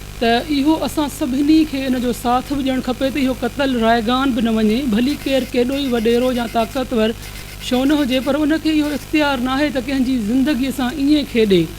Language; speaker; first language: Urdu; non-native, local second language; Sindhi